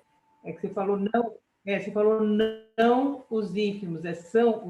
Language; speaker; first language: Portuguese; native; Portuguese